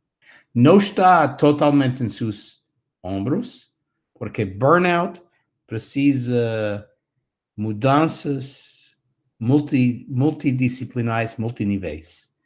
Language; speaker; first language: Portuguese; non-native, fluent; English